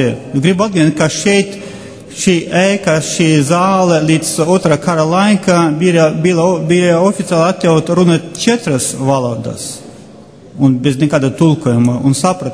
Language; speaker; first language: Latvian; non-native, local second language; Russian